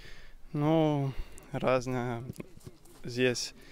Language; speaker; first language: Russian; non-native, local second language; Ukrainian